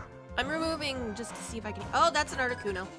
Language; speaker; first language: English; native; English